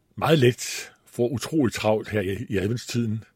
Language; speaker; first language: Danish; native; Danish